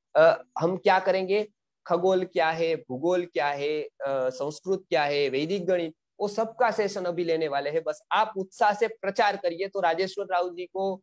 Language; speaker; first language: Hindi; non-native, local second language; Gujarati